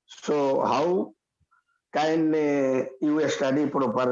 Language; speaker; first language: English; non-native, learner; Hindi